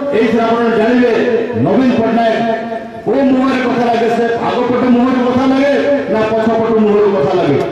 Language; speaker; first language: Odia; non-native, local second language; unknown